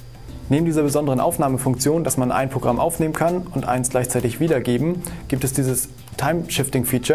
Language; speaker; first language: German; native; German